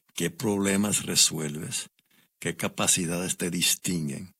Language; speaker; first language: English; non-native, local second language; Spanish